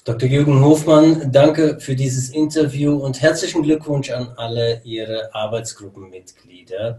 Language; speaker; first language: German; native; German